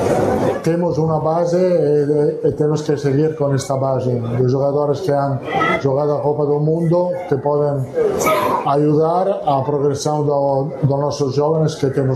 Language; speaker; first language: Portuguese; non-native, fluent; Italian